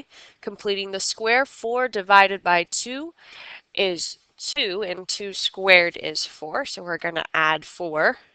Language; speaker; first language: English; native; English